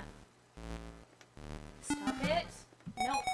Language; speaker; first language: English; native; English